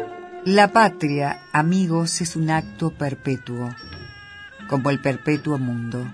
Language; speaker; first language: Spanish; native; Spanish